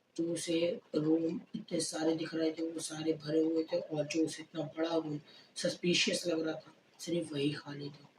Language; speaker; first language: Urdu; native; Urdu